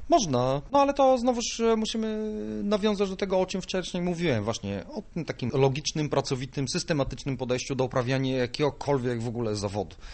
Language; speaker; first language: Polish; non-native, fluent; Bulgarian